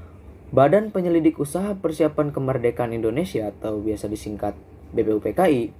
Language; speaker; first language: Indonesian; native; Indonesian